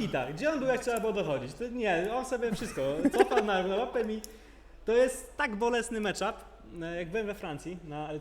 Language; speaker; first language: Polish; native; Polish